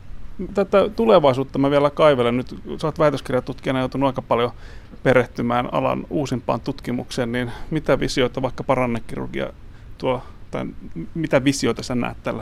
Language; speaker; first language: Finnish; native; Finnish